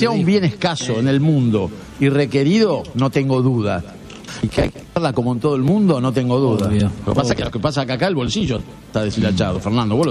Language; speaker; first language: Spanish; native; Spanish